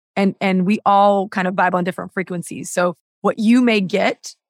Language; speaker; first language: English; native; English